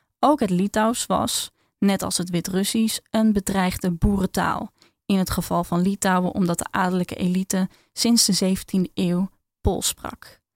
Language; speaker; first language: Dutch; native; Dutch